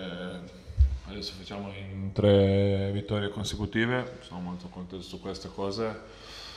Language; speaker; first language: Italian; non-native, fluent; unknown